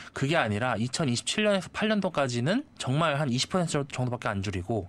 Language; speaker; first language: Korean; native; Korean